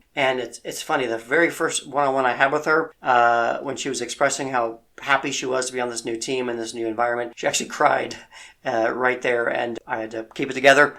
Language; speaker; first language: English; native; English